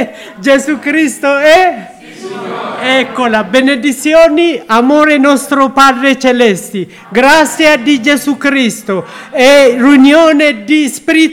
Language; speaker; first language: Italian; non-native, learner; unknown